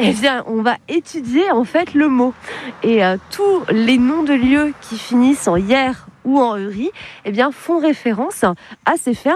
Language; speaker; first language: French; native; French